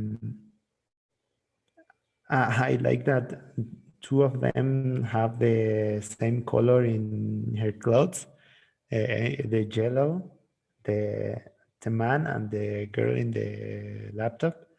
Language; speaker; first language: English; non-native, learner; Spanish